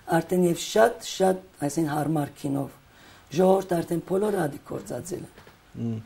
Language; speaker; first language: Armenian; early bilingual, heritage; Armenian